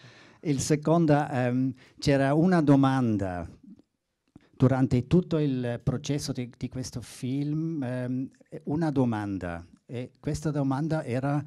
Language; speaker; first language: Italian; non-native, learner; German